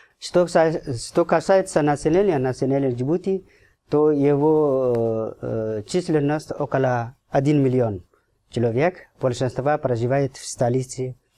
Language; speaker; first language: Russian; non-native, fluent; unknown